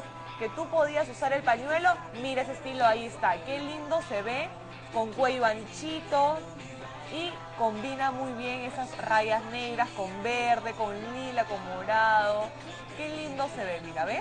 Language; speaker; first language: Spanish; native; Spanish